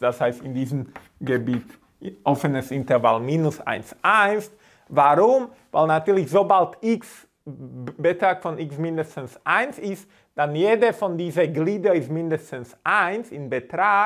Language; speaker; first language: German; non-native, fluent; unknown